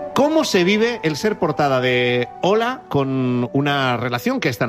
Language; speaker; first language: Spanish; native; Spanish